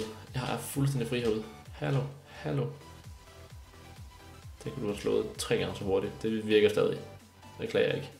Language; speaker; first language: Danish; native; Danish